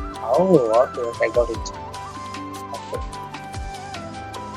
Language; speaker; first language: English; non-native, learner; Bangla